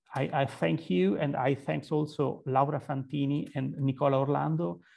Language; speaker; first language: English; non-native, fluent; Italian